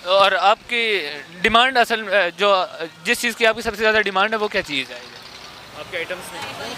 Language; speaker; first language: Urdu; native; Urdu